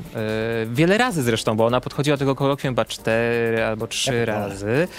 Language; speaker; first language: Polish; native; Polish